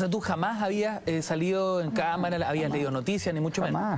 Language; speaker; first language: Spanish; native; Spanish